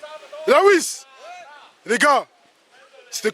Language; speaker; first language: French; native; French